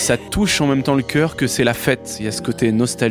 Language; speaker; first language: French; native; French